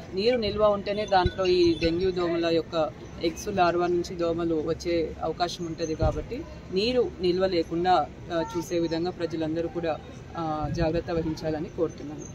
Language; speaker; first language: Telugu; native; Telugu